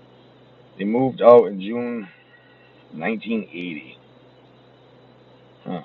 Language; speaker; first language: English; native; English